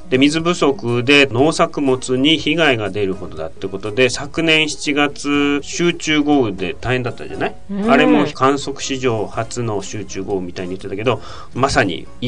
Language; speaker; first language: Japanese; native; Japanese